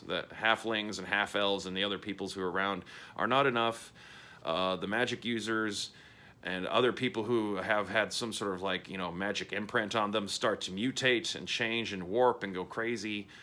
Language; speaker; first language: English; native; English